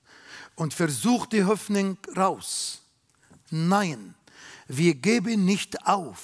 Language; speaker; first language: German; non-native, learner; Arabic